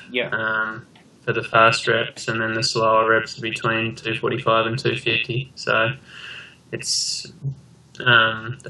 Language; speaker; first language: English; native; English